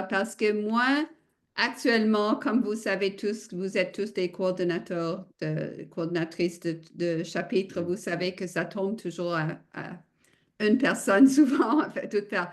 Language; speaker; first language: French; non-native, fluent; English